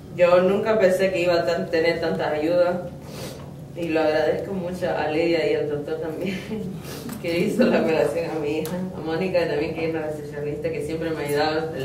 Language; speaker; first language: Spanish; early bilingual, heritage; Spanish